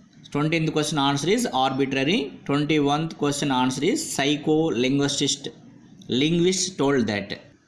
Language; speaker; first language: English; non-native, local second language; Telugu